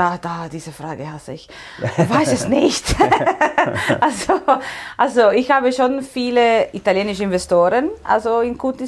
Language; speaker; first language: German; non-native, fluent; Italian